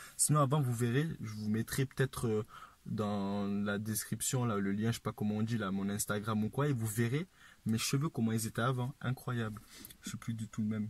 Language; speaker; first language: French; native; French